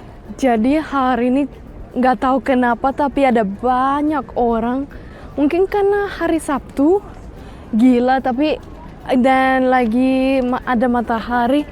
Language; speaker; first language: Indonesian; non-native, fluent; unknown